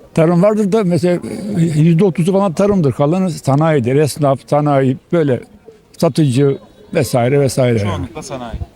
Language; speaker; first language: Turkish; early bilingual, other home language; Albanian